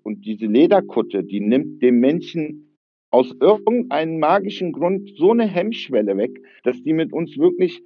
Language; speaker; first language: German; early bilingual, other home language; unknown